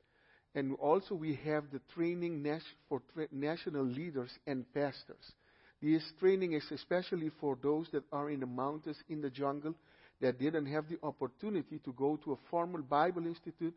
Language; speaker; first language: English; non-native, fluent; Papiamento